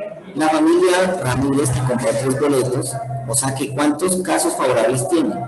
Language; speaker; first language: Spanish; native; Spanish